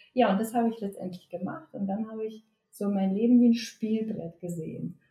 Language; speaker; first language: German; native; German